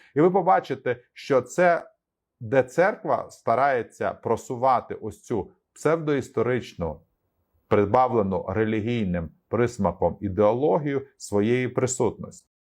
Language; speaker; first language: Ukrainian; native; Ukrainian